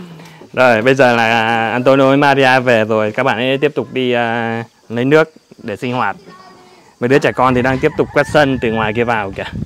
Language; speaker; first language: Vietnamese; native; Vietnamese